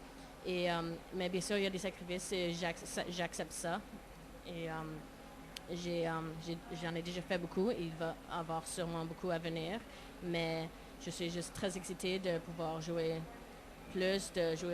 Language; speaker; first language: French; non-native, local second language; English